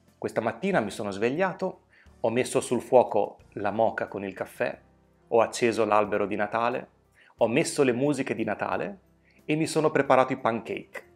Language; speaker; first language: Italian; native; Italian